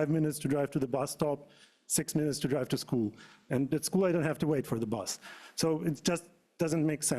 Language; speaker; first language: English; non-native, fluent; Ukrainian